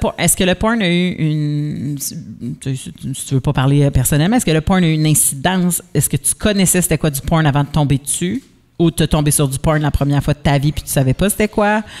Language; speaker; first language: French; native; French